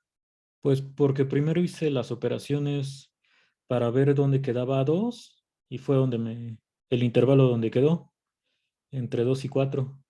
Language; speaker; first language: Spanish; native; Spanish